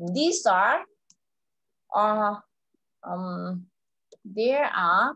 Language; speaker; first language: English; non-native, fluent; Vietnamese